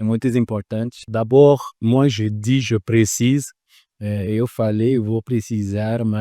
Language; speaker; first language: Portuguese; non-native, fluent; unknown